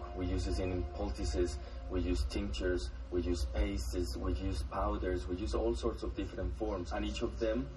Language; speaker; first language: English; non-native, fluent; Spanish